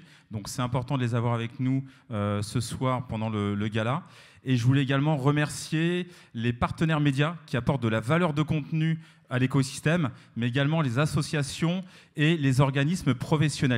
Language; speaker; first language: French; native; French